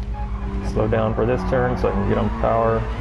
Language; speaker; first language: English; native; English